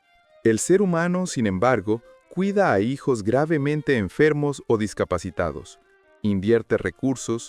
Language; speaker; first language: Spanish; native; Spanish